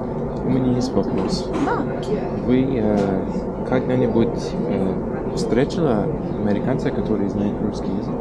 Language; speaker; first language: Russian; non-native, learner; English